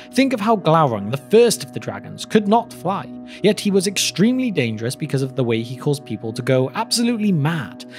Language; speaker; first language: English; native; English